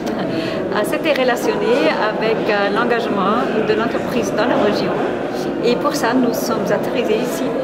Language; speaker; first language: French; non-native, fluent; Spanish